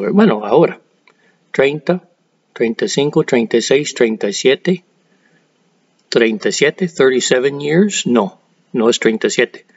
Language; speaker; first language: Spanish; non-native, fluent; English